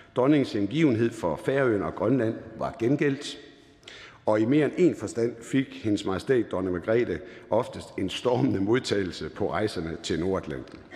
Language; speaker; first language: Danish; native; Danish